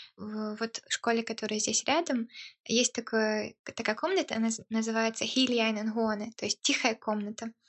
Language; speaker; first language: Russian; early bilingual, heritage; Russian